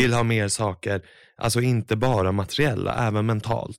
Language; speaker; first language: Swedish; native; Swedish